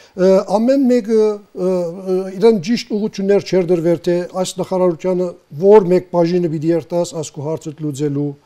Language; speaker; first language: Armenian; early bilingual, heritage; Armenian